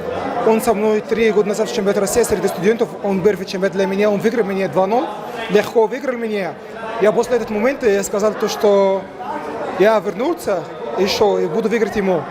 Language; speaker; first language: Russian; non-native, learner; Arabic